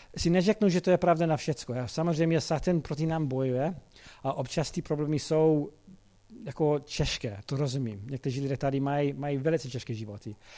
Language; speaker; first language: Czech; non-native, fluent; English